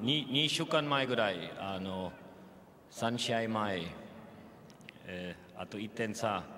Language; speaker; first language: Japanese; non-native, learner; German